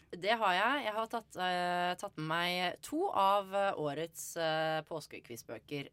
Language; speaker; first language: Norwegian; native; Norwegian